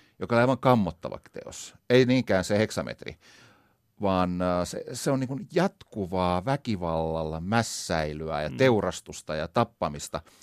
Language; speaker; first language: Finnish; native; Finnish